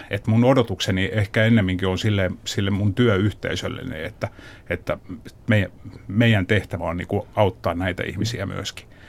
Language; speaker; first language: Finnish; native; Finnish